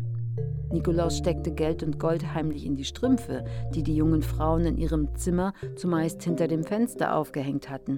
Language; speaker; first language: German; native; German